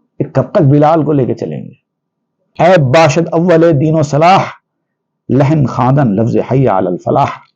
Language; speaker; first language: Urdu; native; Urdu